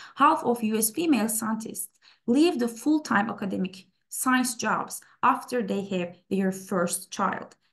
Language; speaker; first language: English; non-native, fluent; Turkish